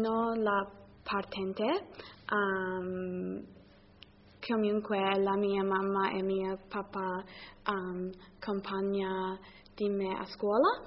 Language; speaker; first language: Italian; non-native, learner; English